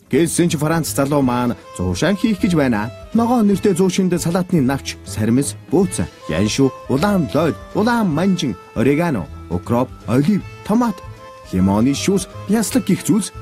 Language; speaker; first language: Mongolian; native; Mongolian